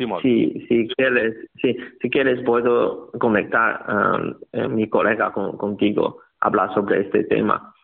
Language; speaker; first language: Spanish; non-native, learner; Chinese